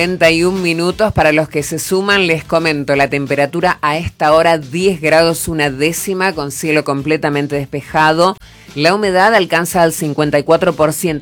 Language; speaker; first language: Spanish; native; Spanish